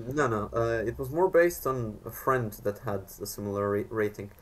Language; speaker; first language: English; non-native, fluent; Macedonian